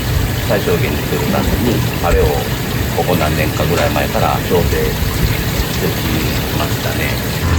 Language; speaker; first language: Japanese; native; Japanese